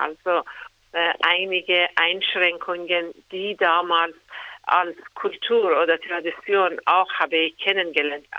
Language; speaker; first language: German; non-native, fluent; Persian